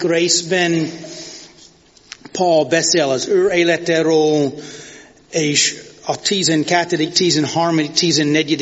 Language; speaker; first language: Hungarian; non-native, fluent; English